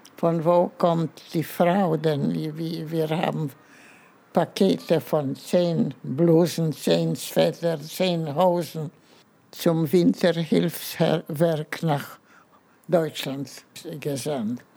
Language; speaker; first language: German; non-native, fluent; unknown